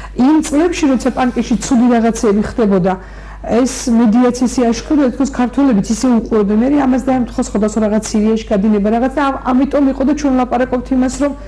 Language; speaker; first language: Georgian; non-native, local second language; Chechen